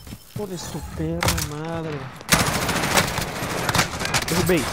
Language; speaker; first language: Spanish; non-native, learner; Portuguese